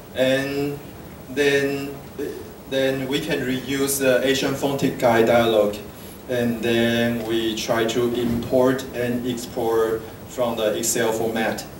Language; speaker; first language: English; non-native, fluent; Chinese